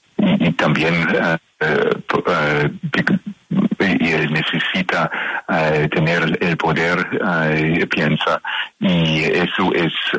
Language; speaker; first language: Spanish; non-native, learner; English